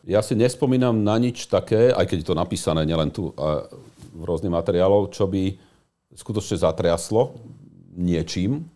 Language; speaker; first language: Slovak; native; Slovak